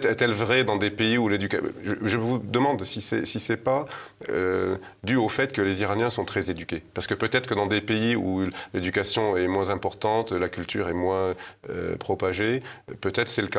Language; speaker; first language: French; native; French